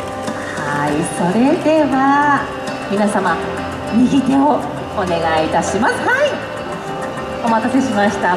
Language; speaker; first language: Japanese; native; Japanese